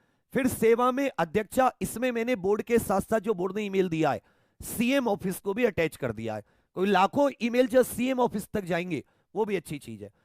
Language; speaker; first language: Hindi; native; Hindi